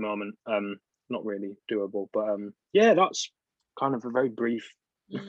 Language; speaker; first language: English; native; English